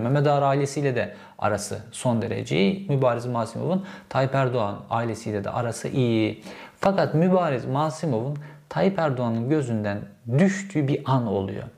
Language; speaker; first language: Turkish; native; Turkish